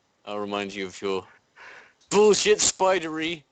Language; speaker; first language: English; native; English